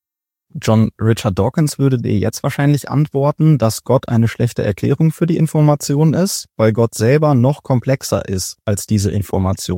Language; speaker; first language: German; native; German